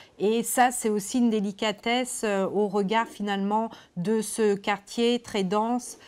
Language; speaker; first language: French; native; French